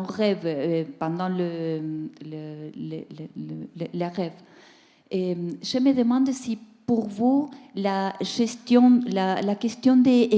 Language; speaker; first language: French; non-native, learner; Spanish